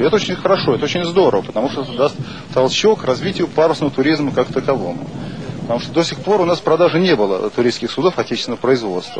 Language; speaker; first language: Russian; native; Russian